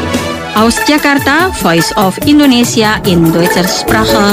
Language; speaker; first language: German; non-native, fluent; Indonesian